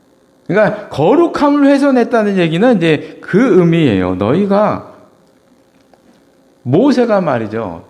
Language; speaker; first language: Korean; native; Korean